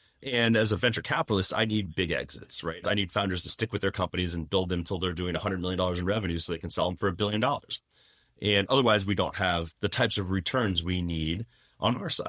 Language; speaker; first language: English; native; English